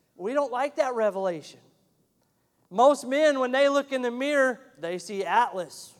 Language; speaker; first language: English; native; English